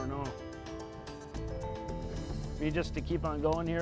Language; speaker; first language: English; native; English